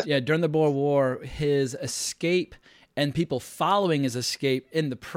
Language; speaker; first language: English; native; English